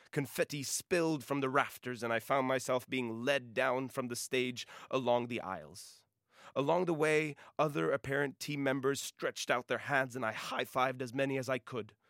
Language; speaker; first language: English; non-native, local second language; Norwegian